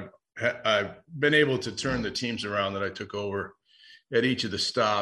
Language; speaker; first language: English; native; English